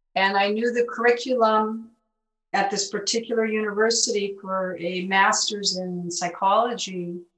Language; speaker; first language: English; early bilingual, other home language; Spanish